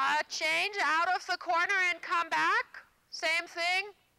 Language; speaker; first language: English; non-native, fluent; German